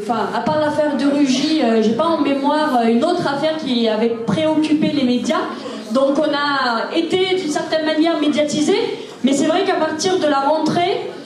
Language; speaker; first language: French; native; French